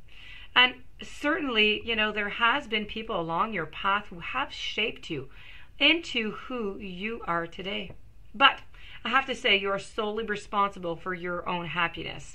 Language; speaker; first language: English; non-native, local second language; French